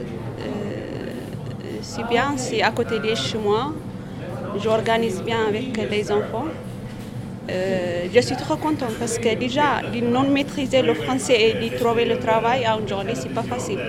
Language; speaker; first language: French; non-native, learner; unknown